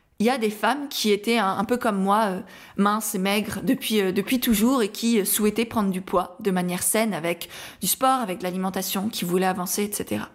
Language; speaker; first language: French; native; French